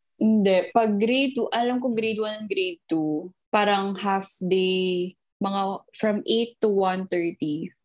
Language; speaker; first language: Filipino; early bilingual, heritage; Filipino